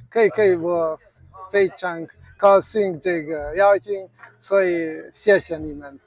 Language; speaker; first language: Chinese; non-native, learner; Hungarian